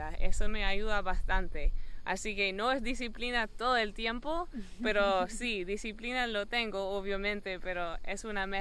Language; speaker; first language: Spanish; non-native, fluent; English